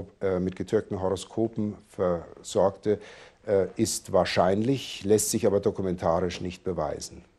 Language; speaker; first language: German; native; German